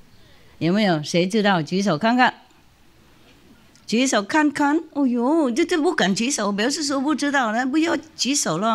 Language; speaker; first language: Chinese; non-native, fluent; Vietnamese